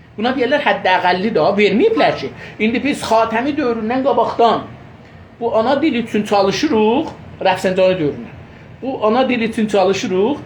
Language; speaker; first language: Azerbaijani; native; Azerbaijani